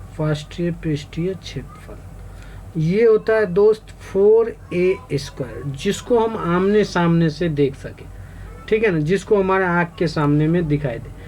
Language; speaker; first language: Hindi; native; Hindi